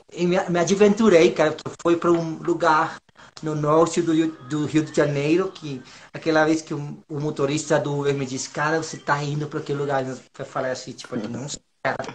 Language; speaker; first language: Portuguese; non-native, fluent; Spanish